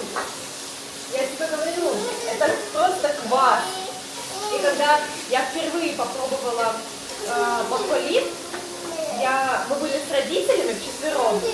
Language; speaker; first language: Russian; native; Russian